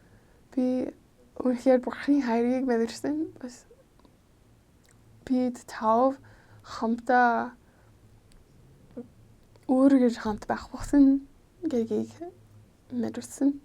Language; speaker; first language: Mongolian; non-native, fluent; English